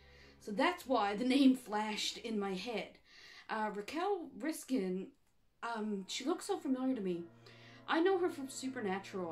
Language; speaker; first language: English; native; English